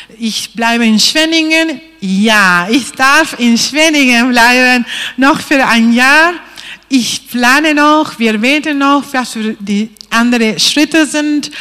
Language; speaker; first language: German; non-native, fluent; Spanish